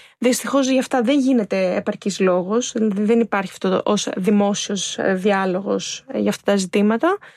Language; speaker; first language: Greek; early bilingual, other home language; Albanian